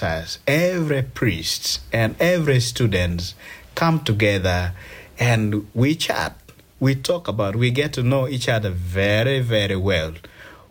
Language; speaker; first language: English; non-native, local second language; Acoli